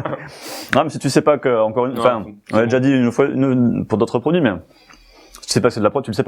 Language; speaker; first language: French; native; French